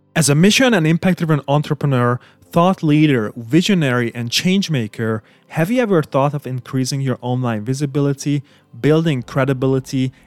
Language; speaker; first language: English; non-native, fluent; Hungarian